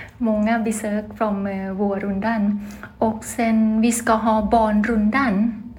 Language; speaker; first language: Swedish; non-native, learner; Thai